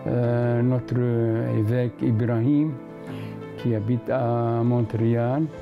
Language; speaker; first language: French; non-native, fluent; Arabic